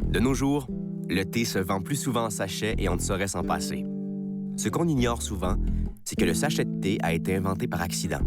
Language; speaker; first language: French; native; French